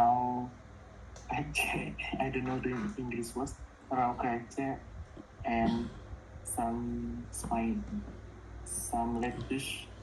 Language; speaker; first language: English; non-native, learner; Indonesian